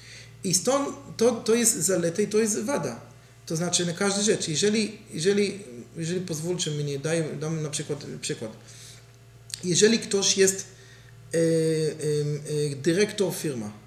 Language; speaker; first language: Polish; non-native, learner; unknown